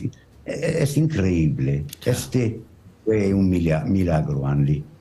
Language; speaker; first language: Spanish; non-native, learner; French